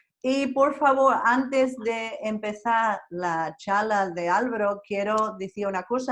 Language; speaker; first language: Spanish; non-native, fluent; English